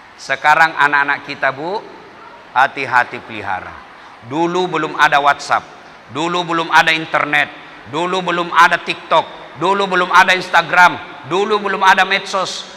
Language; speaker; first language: Indonesian; non-native, local second language; Buginese